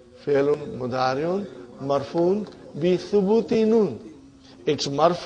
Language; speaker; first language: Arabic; non-native, fluent; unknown